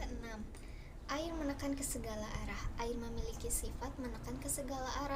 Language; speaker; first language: Indonesian; native; Indonesian